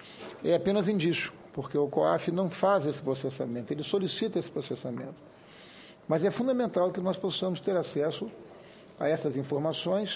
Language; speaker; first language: Portuguese; native; Portuguese